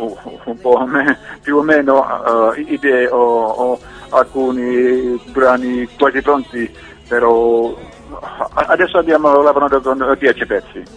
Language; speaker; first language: Italian; non-native, learner; Finnish